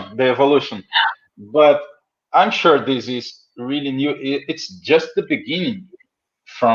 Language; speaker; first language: English; non-native, fluent; Portuguese